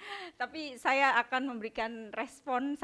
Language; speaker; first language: Indonesian; native; Indonesian